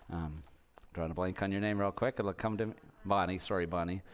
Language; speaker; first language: English; native; English